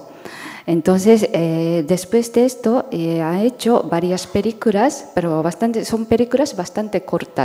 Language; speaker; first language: Spanish; non-native, fluent; Japanese